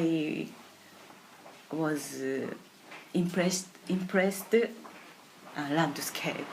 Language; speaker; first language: English; non-native, learner; Japanese